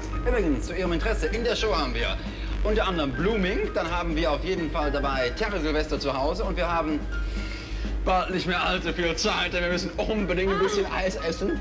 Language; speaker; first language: German; native; German